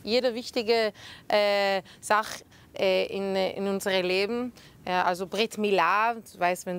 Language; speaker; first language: German; non-native, fluent; Hebrew